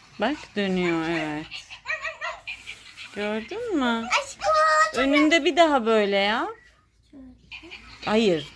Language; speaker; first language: Turkish; native; Turkish